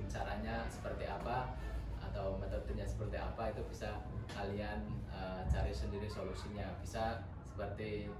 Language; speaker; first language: Indonesian; native; Indonesian